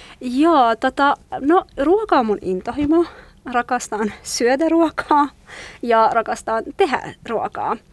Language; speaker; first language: Finnish; non-native, fluent; Kurdish